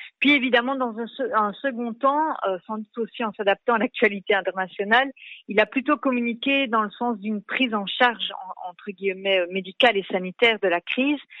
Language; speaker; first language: French; native; French